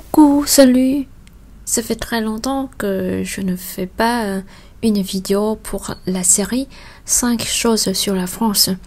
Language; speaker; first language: French; non-native, fluent; Vietnamese